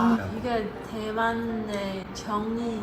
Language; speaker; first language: Korean; non-native, learner; Chinese